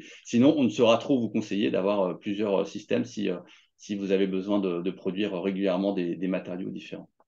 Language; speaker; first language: French; native; French